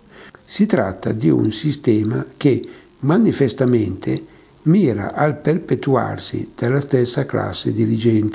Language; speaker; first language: Italian; native; Italian